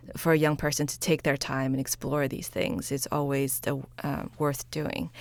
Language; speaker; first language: English; early bilingual, other home language; Chinese